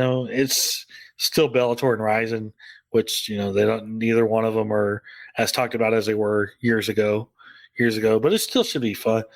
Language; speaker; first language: English; native; English